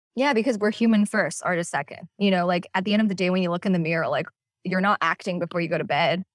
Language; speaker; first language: English; non-native, local second language; Cantonese